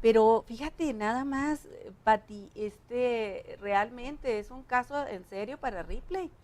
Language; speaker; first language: Spanish; native; Spanish